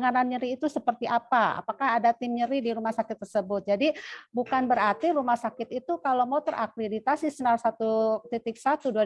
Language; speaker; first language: Indonesian; native; Indonesian